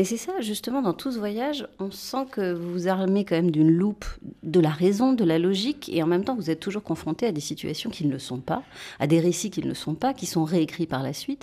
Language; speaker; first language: French; native; French